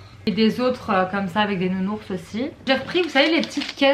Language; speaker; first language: French; native; French